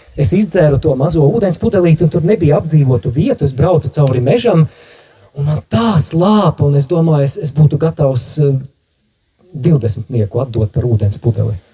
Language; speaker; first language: Latvian; native; Latvian